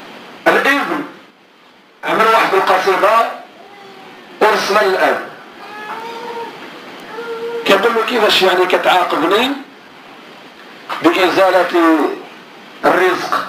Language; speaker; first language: Arabic; native; Arabic